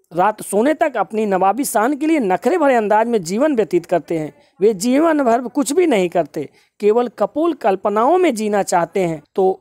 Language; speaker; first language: Hindi; native; Hindi